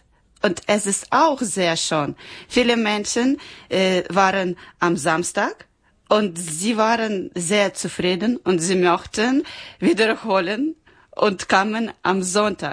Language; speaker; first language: German; non-native, learner; Ukrainian